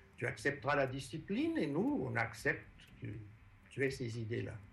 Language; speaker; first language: French; non-native, fluent; Portuguese